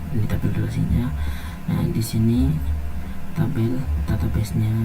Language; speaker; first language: Indonesian; native; Indonesian